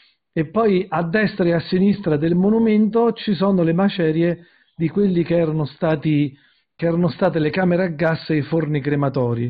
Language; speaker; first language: Italian; native; Italian